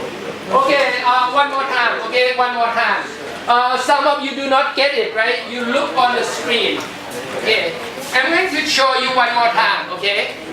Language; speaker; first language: English; non-native, fluent; Thai